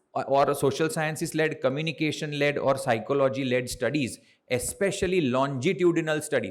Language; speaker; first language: English; non-native, local second language; Gujarati